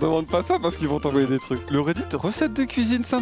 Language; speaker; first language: French; native; French